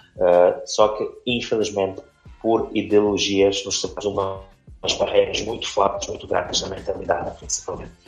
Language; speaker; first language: Portuguese; non-native, fluent; Ukrainian